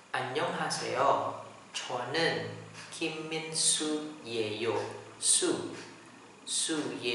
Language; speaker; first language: Korean; non-native, learner; Indonesian